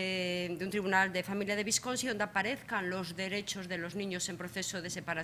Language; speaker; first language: Spanish; native; Spanish